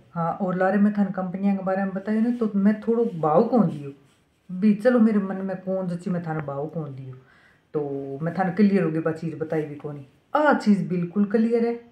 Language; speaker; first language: Hindi; native; Hindi